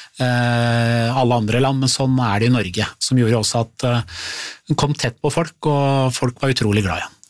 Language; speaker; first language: Norwegian; early bilingual, other home language; Persian